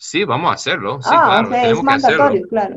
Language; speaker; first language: Spanish; non-native, learner; English